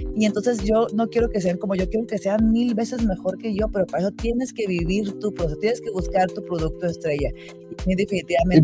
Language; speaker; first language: Spanish; native; Spanish